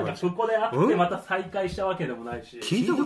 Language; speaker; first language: Japanese; native; Japanese